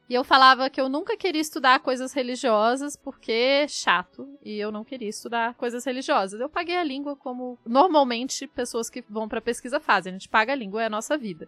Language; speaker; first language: Portuguese; native; Portuguese